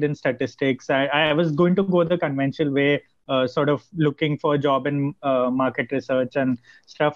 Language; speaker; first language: English; non-native, local second language; Gujarati